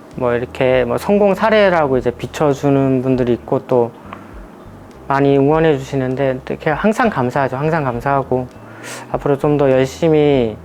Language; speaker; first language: Korean; native; Korean